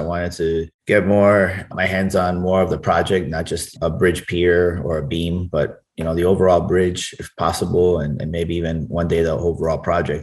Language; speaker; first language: English; native; English